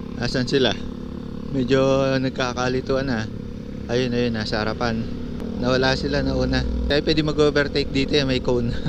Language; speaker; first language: Filipino; non-native, local second language; Pampanga